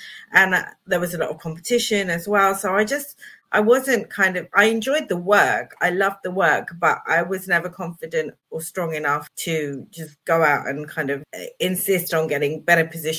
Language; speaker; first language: English; native; English